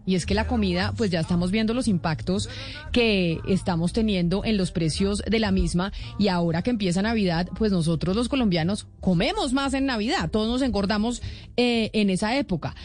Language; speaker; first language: Spanish; native; Spanish